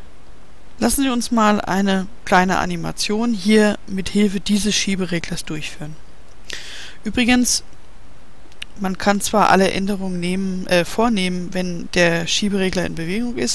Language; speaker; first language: German; native; German